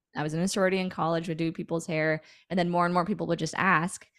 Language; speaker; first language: English; native; English